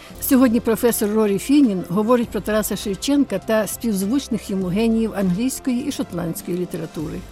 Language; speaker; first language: Ukrainian; native; Ukrainian